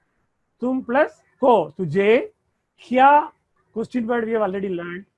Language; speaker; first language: Hindi; non-native, fluent; Tamil